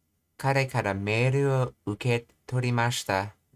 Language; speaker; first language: Japanese; non-native, learner; English